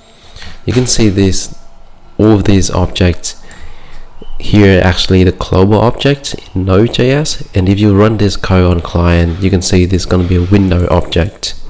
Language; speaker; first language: English; non-native, fluent; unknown